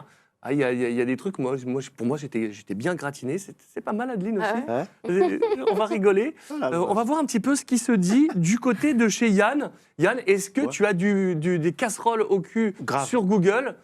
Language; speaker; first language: French; native; French